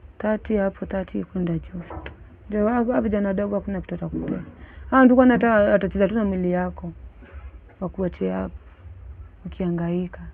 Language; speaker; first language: Swahili; native; Swahili